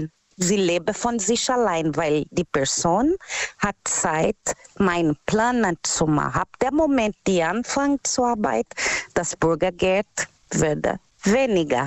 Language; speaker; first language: German; non-native, learner; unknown